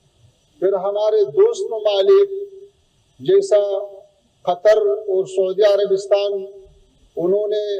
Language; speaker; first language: Hindi; non-native, fluent; Pashto